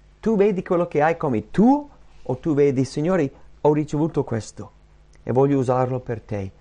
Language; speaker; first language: Italian; non-native, fluent; English